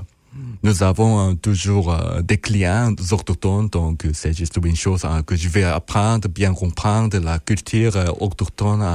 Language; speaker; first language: French; non-native, fluent; Korean